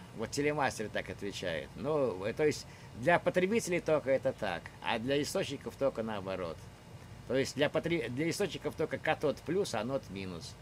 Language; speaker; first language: Russian; native; Russian